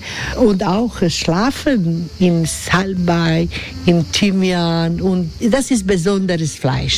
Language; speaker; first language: German; non-native, learner; Croatian